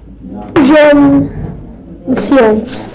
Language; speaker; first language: French; non-native, learner; English